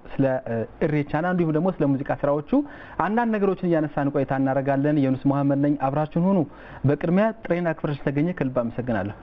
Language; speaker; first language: Amharic; native; Amharic